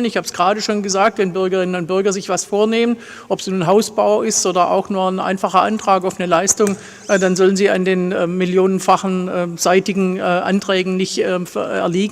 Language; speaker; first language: German; native; German